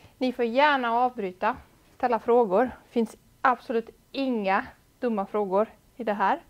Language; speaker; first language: Swedish; non-native, fluent; Italian